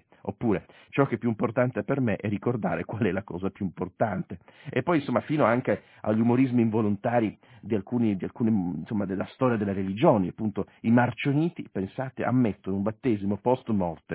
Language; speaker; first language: Italian; native; Italian